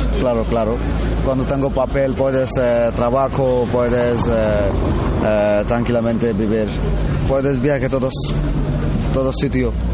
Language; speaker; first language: Spanish; non-native, learner; Bangla